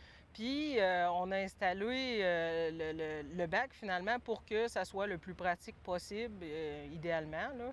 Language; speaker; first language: French; native; French